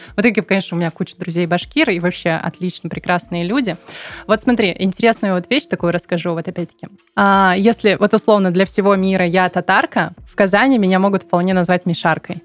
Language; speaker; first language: Russian; non-native, local second language; Tatar